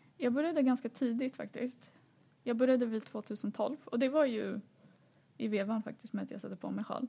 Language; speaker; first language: Swedish; early bilingual, other home language; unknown